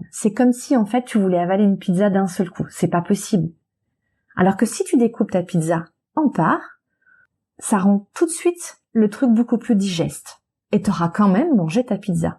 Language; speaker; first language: French; native; French